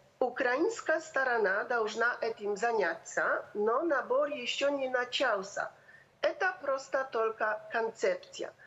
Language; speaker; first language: Russian; non-native, fluent; Polish